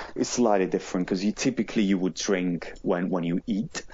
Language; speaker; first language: English; non-native, fluent; Italian